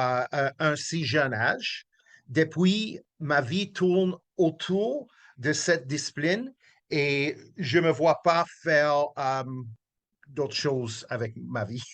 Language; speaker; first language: French; non-native, local second language; English